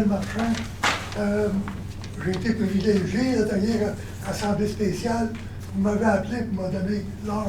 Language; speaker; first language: French; native; French